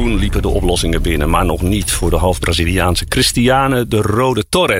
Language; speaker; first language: Dutch; native; Dutch